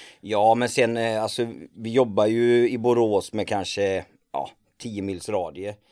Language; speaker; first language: Swedish; native; Swedish